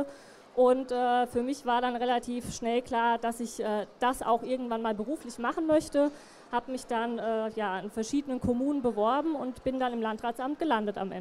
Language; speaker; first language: German; native; German